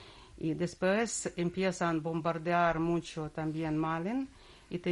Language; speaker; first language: Spanish; non-native, learner; Russian